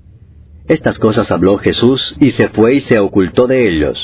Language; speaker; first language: Spanish; native; Spanish